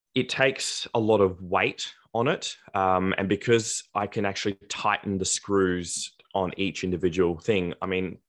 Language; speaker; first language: English; native; English